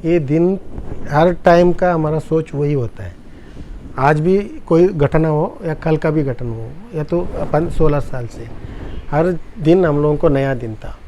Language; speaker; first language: Hindi; non-native, local second language; Tulu